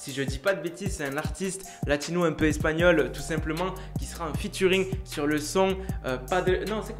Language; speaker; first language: French; native; French